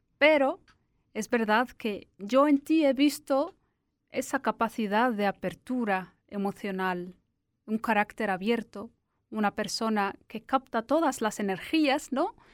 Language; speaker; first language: Spanish; native; Spanish